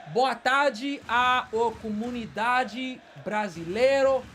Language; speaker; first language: Portuguese; non-native, learner; English